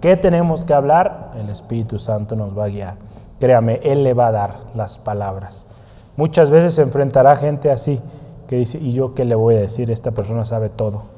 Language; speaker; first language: Spanish; native; Spanish